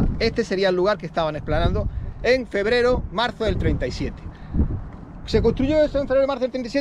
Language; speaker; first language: Spanish; native; Spanish